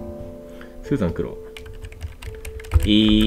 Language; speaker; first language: Japanese; native; Japanese